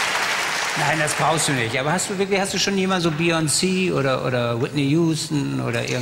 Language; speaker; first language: German; native; German